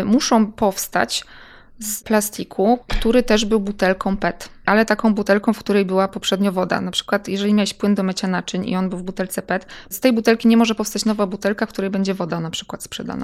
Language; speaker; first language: Polish; native; Polish